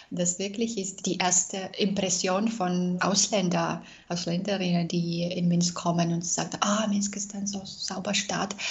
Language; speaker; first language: German; non-native, fluent; Russian